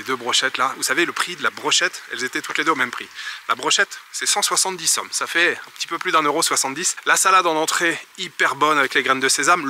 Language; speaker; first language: French; native; French